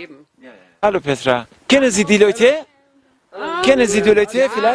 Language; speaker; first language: German; non-native, learner; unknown